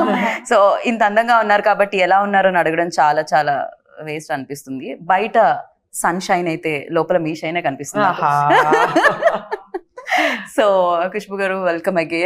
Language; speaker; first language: Telugu; native; Telugu